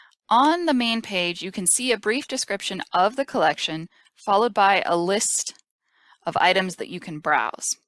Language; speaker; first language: English; native; English